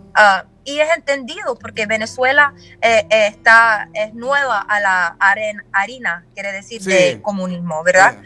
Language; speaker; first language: Spanish; early bilingual, heritage; Spanish